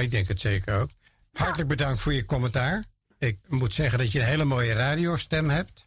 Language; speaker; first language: Dutch; native; Dutch